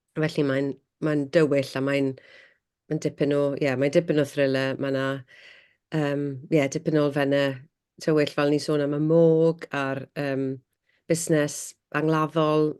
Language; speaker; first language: Welsh; native; Welsh